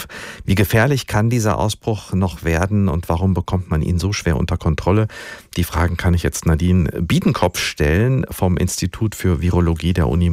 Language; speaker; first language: German; native; German